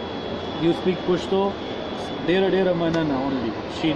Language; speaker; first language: English; non-native, fluent; Pashto